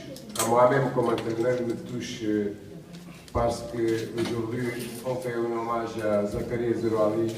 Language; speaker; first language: French; non-native, learner; Portuguese